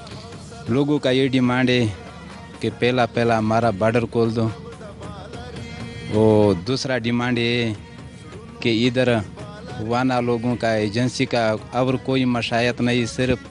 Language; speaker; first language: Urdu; non-native, local second language; Pashto